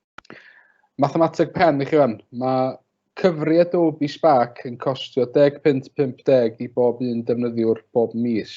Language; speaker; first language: Welsh; native; Welsh